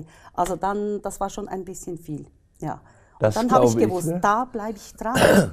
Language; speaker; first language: German; native; German